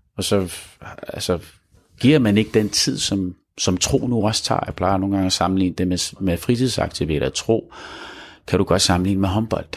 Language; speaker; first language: Danish; early bilingual, other home language; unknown